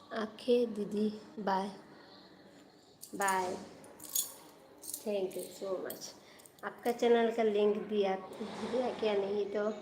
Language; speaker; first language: Hindi; non-native, local second language; Bangla